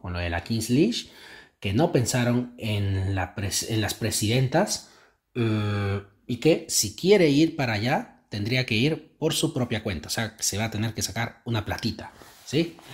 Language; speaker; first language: Spanish; native; Spanish